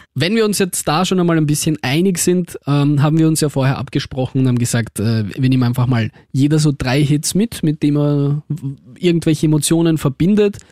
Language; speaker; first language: German; early bilingual, other home language; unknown